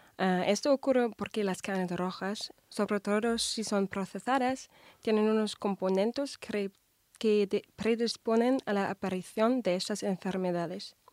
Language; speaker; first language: Spanish; non-native, fluent; German